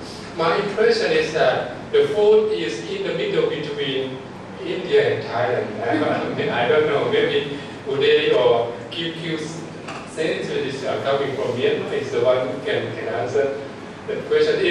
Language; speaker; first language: English; non-native, fluent; Thai